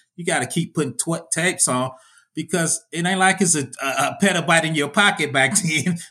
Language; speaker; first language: English; native; English